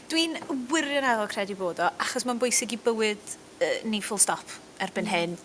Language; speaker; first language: Welsh; native; Welsh